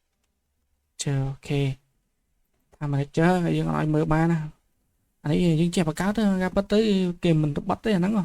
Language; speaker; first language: Khmer; native; Khmer